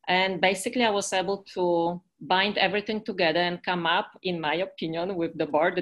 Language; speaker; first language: English; non-native, fluent; Polish